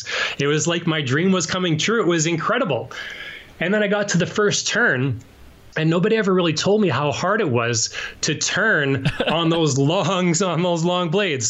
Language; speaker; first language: English; native; English